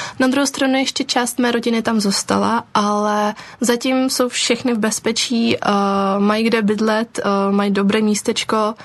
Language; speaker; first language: Czech; early bilingual, other home language; Ukrainian